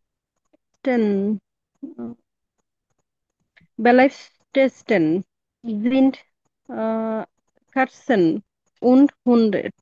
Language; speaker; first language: German; non-native, learner; Bangla